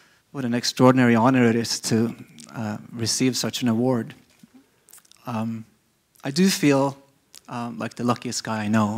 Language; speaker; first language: English; non-native, fluent; Norwegian